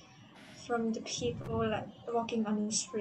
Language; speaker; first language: English; non-native, learner; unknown